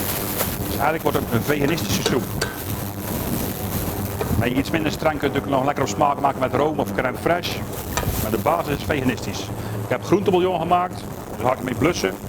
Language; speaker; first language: Dutch; native; Dutch